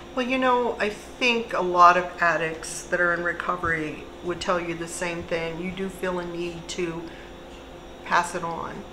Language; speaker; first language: English; native; English